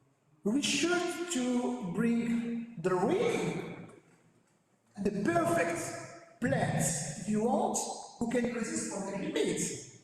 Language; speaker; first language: English; non-native, learner; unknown